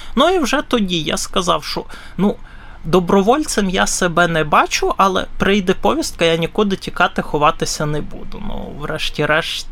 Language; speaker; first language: Ukrainian; native; Ukrainian